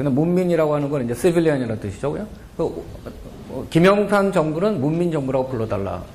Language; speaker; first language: Korean; native; Korean